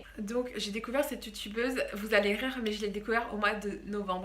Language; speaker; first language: French; native; French